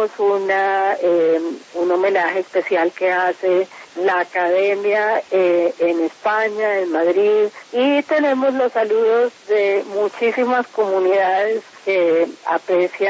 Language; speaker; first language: Spanish; native; Spanish